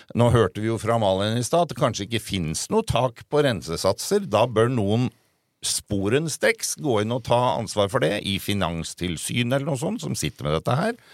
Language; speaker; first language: Norwegian; native; Norwegian